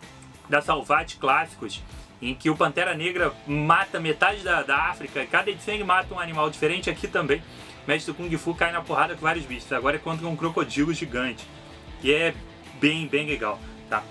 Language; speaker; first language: Portuguese; native; Portuguese